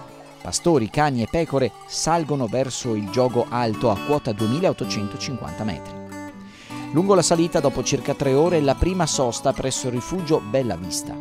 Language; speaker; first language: Italian; native; Italian